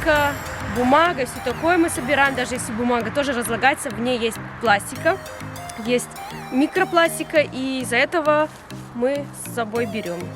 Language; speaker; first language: Russian; early bilingual, heritage; Russian